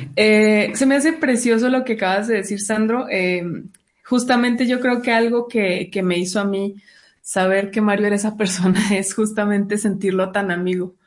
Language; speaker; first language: Spanish; native; Spanish